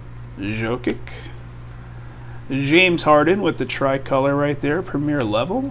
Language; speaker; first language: English; native; English